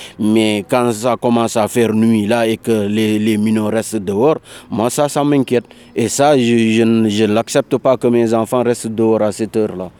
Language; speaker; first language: French; non-native, local second language; Wolof